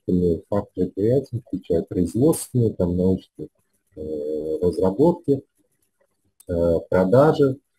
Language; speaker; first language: Russian; native; Russian